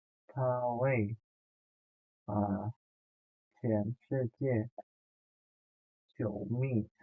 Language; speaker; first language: Chinese; non-native, fluent; Indonesian